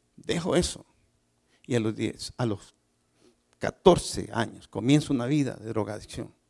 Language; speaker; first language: Spanish; native; Spanish